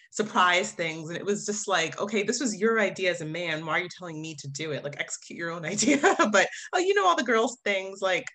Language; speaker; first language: English; native; English